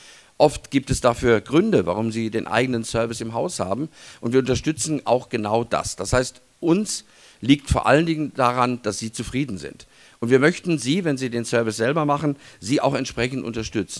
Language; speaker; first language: German; native; German